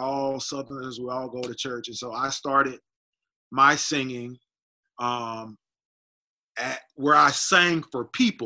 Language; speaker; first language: English; native; English